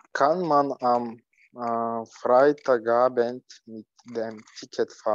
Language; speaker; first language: German; non-native, learner; Turkish